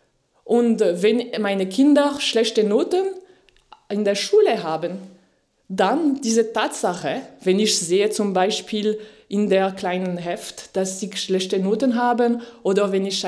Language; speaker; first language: German; non-native, fluent; French